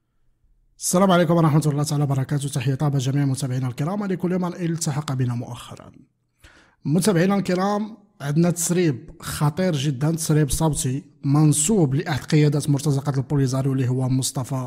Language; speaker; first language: Arabic; native; Arabic